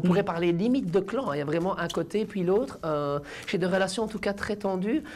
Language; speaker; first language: French; native; French